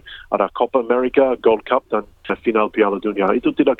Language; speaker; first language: Indonesian; early bilingual, heritage; English